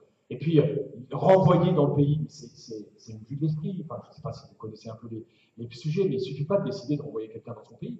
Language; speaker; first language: French; native; French